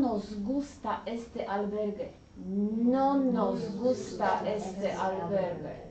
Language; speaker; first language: Spanish; non-native, learner; English